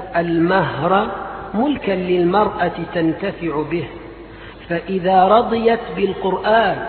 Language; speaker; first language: Arabic; native; Arabic